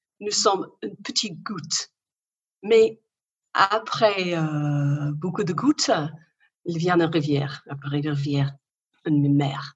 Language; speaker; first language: French; non-native, learner; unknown